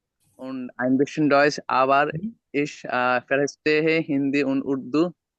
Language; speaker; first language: German; non-native, learner; Bangla